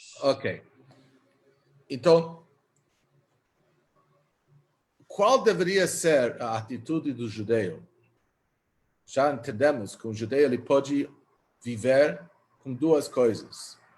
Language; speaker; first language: Portuguese; non-native, fluent; Hebrew